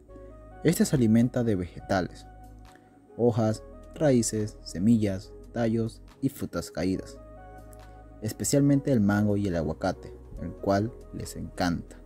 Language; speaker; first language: Spanish; native; Spanish